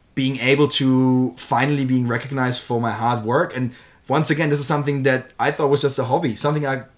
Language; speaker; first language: English; non-native, fluent; German